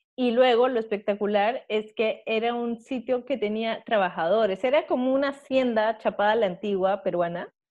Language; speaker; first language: Spanish; native; Spanish